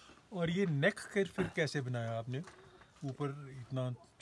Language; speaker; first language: Hindi; native; Hindi